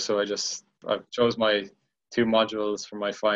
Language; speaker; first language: English; native; English